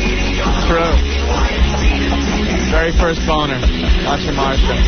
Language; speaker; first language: English; native; English